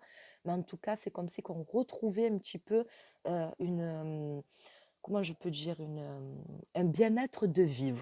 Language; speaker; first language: French; native; French